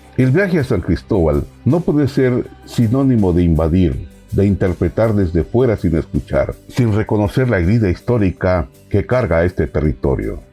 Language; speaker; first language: Spanish; native; Spanish